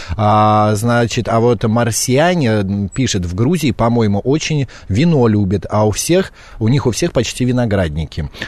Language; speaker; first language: Russian; native; Russian